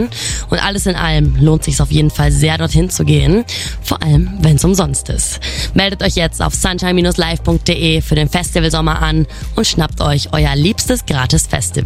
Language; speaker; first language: German; native; German